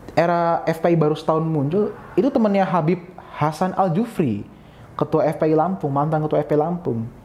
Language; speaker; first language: Indonesian; native; Indonesian